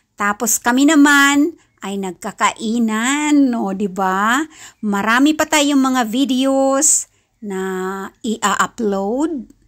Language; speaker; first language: Filipino; non-native, local second language; Kinaray-a